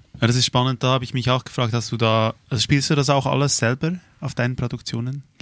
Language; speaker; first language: German; native; German